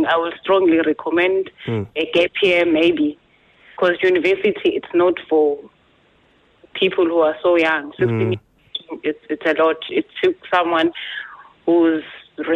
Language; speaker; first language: English; non-native, local second language; Zulu